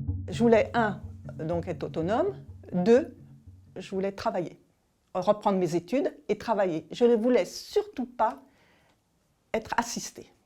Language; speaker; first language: French; native; French